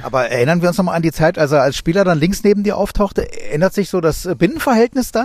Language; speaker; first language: German; native; German